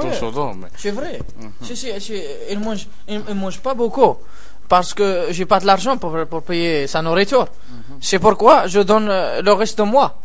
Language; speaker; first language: French; non-native, local second language; Arabic